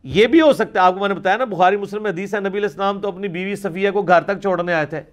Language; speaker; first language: Urdu; native; Urdu